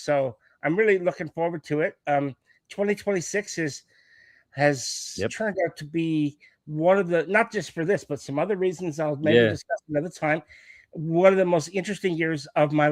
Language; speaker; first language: English; native; English